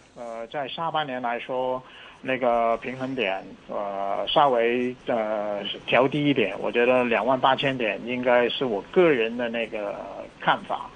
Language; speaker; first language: Chinese; non-native, local second language; Cantonese